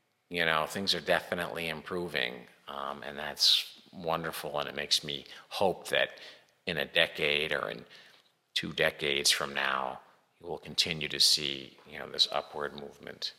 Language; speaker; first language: English; native; English